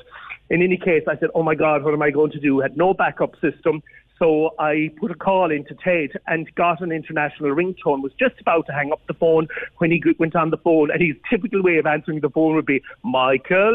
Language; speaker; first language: English; native; English